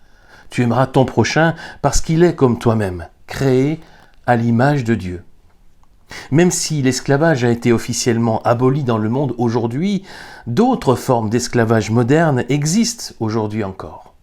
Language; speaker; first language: French; native; French